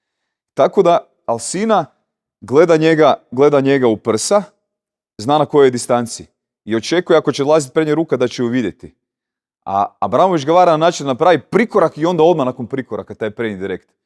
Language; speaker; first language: Croatian; native; Croatian